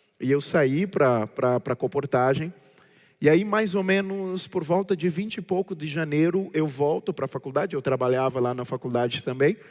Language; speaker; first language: Portuguese; non-native, local second language; Kabuverdianu